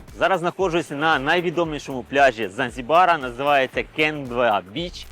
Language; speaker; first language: Ukrainian; native; Ukrainian